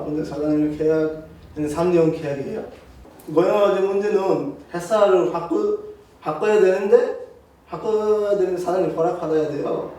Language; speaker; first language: Korean; non-native, learner; Bangla